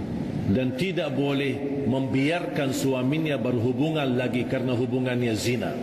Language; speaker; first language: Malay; non-native, fluent; Arabic